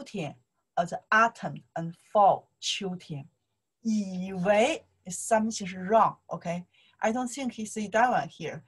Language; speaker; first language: English; non-native, learner; Chinese